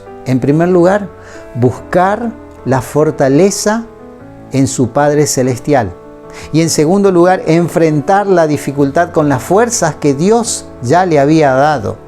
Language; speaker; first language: Spanish; native; Spanish